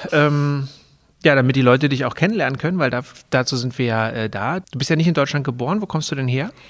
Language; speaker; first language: German; native; German